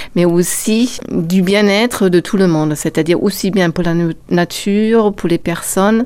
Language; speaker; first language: French; non-native, fluent; German